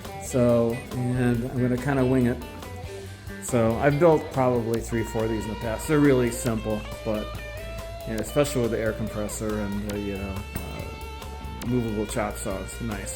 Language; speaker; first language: English; native; English